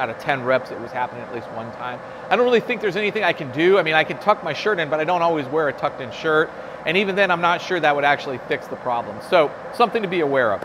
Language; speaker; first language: English; native; English